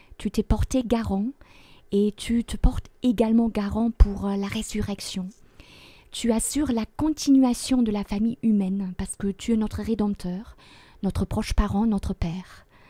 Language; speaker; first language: French; non-native, fluent; German